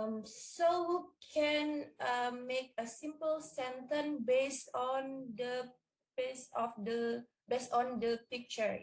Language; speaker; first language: English; non-native, learner; Indonesian